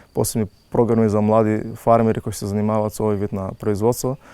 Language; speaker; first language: Macedonian; native; Macedonian